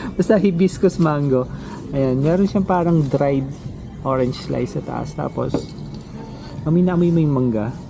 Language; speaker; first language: Filipino; native; Filipino